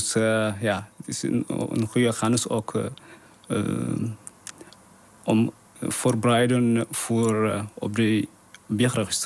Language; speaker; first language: Dutch; non-native, learner; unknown